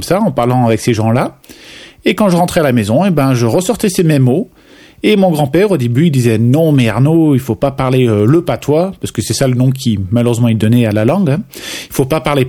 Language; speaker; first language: French; non-native, fluent; Dutch